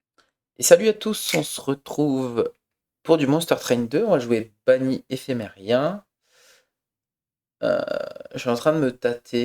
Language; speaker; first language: French; native; French